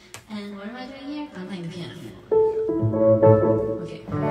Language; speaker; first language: English; early bilingual, other home language; Korean